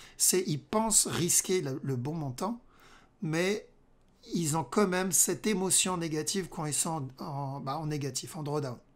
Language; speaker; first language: French; native; French